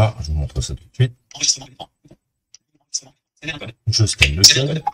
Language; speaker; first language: French; native; French